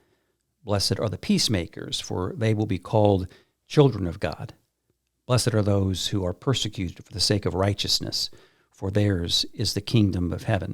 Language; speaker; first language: English; native; English